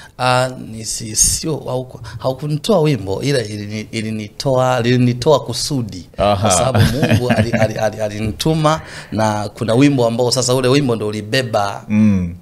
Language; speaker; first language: Swahili; native; Swahili